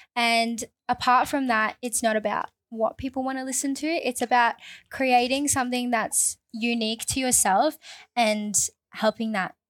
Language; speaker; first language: English; early bilingual, other home language; Filipino